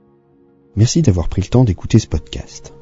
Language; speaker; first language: French; native; French